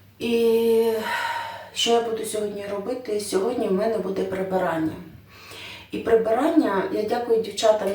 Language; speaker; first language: Ukrainian; non-native, local second language; Russian